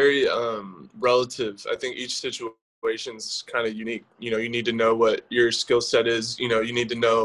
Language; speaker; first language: English; native; English